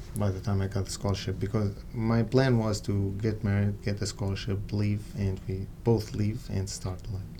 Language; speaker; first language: English; non-native, fluent; Arabic